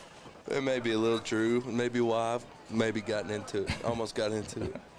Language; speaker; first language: English; native; English